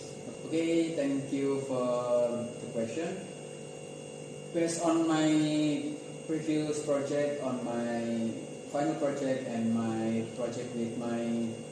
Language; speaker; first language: English; non-native, learner; Indonesian